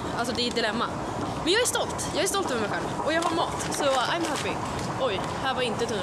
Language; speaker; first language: Swedish; native; Swedish